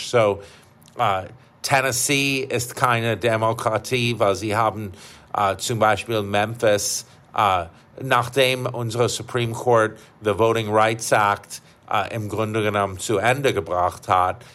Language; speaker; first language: German; non-native, fluent; English